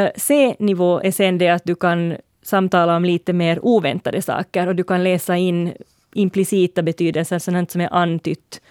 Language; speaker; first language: Swedish; native; Swedish